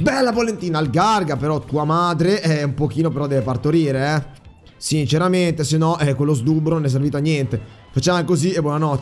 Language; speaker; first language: Italian; native; Italian